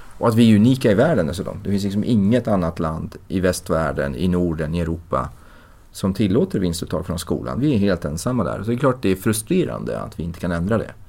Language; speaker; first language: Swedish; early bilingual, other home language; Persian